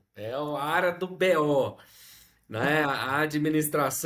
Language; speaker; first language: Portuguese; native; Portuguese